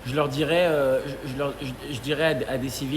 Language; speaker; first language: French; native; French